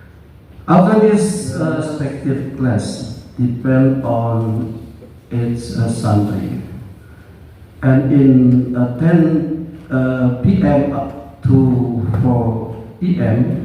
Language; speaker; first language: English; non-native, learner; Indonesian